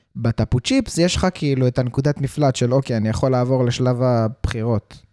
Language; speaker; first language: Hebrew; early bilingual, heritage; Hebrew